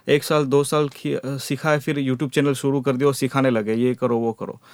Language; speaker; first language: Hindi; non-native, local second language; Gujarati